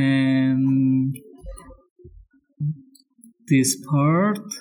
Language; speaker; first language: English; non-native, learner; Indonesian